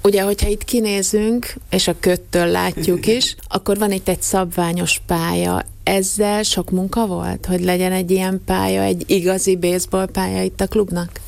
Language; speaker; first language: Hungarian; native; Hungarian